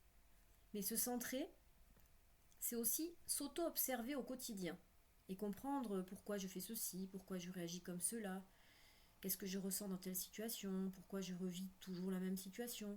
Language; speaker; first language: French; native; French